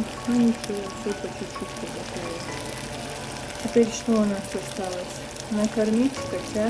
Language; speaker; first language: Russian; non-native, local second language; Chechen